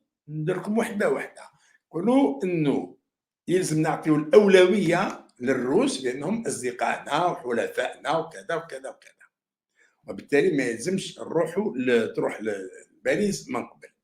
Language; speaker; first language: Arabic; native; Arabic